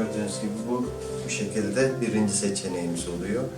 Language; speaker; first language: Turkish; native; Turkish